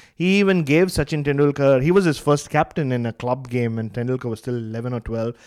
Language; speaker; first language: English; non-native, local second language; Tamil